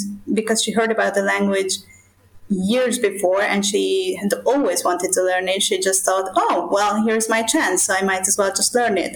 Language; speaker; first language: English; non-native, fluent; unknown